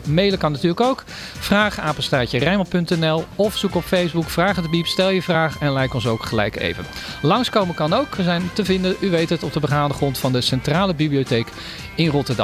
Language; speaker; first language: Dutch; native; Dutch